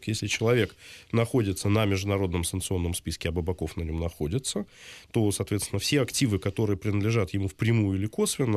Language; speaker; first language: Russian; native; Russian